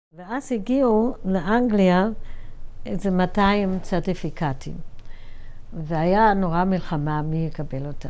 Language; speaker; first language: Hebrew; non-native, fluent; German